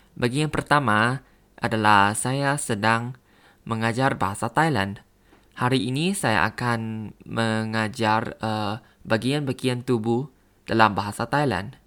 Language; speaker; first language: Indonesian; non-native, learner; Thai